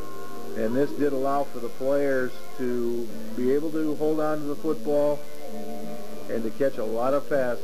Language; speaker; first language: English; native; English